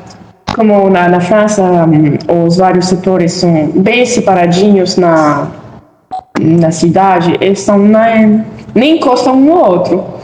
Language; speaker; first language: Portuguese; non-native, fluent; French